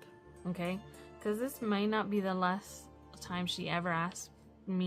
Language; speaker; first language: English; native; English